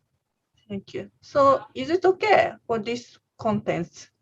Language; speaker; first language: English; non-native, learner; Japanese